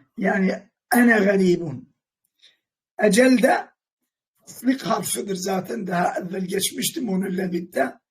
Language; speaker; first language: Turkish; non-native, local second language; Kurdish